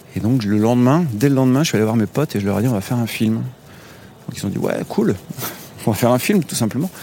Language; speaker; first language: French; native; French